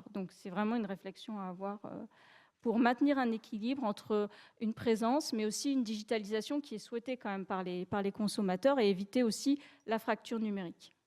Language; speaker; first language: French; native; French